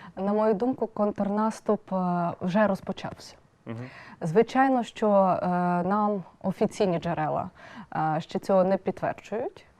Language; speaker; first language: Ukrainian; native; Ukrainian